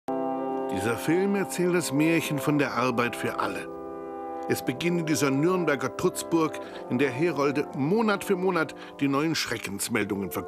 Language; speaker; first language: German; native; German